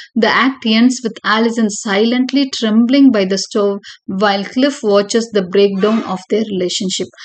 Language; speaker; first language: English; non-native, local second language; Tamil